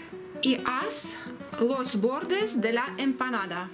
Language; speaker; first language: Spanish; non-native, learner; Russian